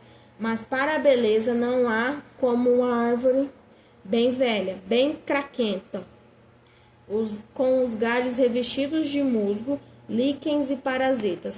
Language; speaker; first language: Portuguese; native; Portuguese